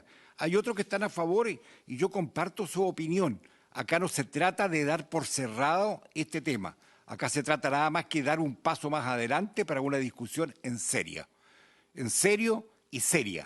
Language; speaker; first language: Spanish; native; Spanish